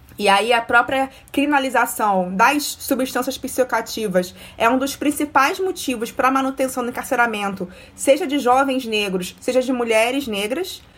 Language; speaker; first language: Portuguese; native; Portuguese